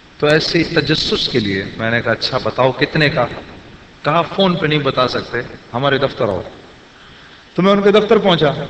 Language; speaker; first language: Urdu; native; Urdu